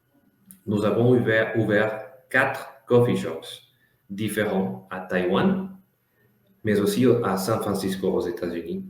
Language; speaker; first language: French; non-native, fluent; Spanish